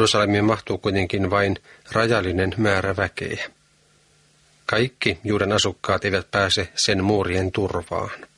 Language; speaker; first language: Finnish; native; Finnish